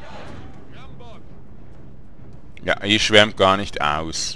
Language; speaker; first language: German; native; German